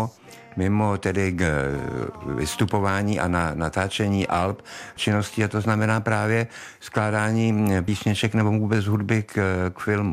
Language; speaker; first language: Czech; native; Czech